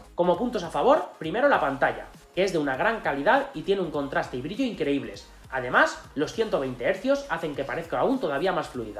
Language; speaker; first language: Spanish; native; Spanish